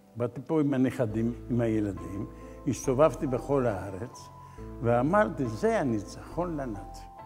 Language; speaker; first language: Hebrew; non-native, fluent; Ladino